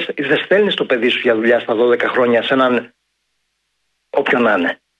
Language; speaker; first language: Greek; native; Greek